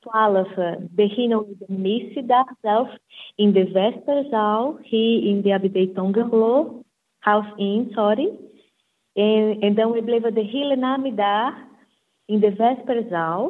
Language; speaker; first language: Dutch; non-native, fluent; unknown